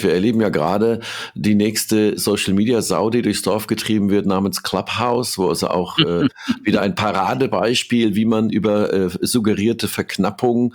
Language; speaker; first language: German; native; German